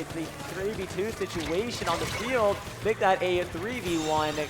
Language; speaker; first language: English; native; English